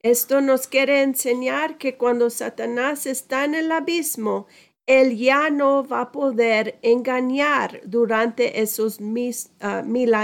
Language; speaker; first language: Spanish; non-native, fluent; English